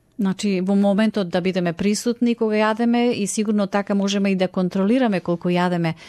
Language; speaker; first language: Macedonian; native; Macedonian